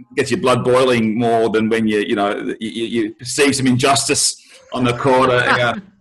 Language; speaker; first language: English; native; English